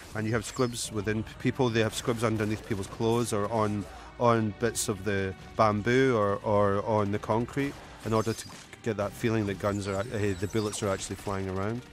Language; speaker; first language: English; native; English